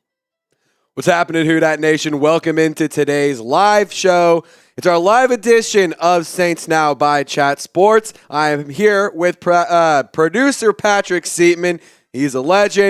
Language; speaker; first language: English; native; English